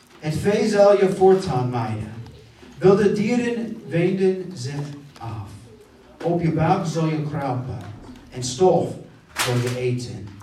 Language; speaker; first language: Dutch; non-native, fluent; English